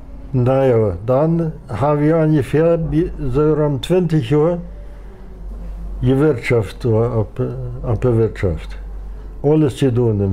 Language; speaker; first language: German; non-native, local second language; Plautdietsch